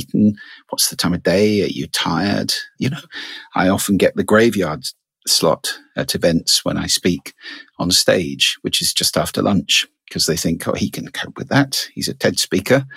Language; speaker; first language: English; native; English